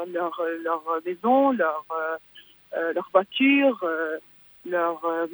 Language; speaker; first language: French; non-native, fluent; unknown